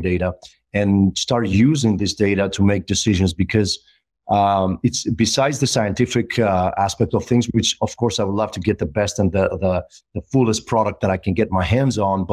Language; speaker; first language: English; non-native, fluent; Greek